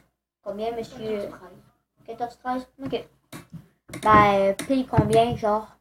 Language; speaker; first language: French; native; French